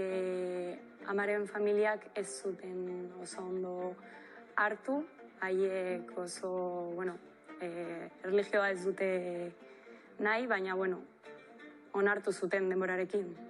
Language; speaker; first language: Basque; non-native, local second language; Spanish